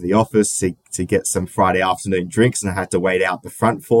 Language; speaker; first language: English; native; English